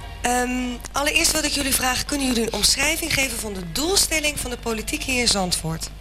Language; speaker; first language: Dutch; native; Dutch